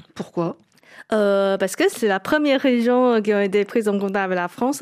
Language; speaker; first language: French; non-native, fluent; Chinese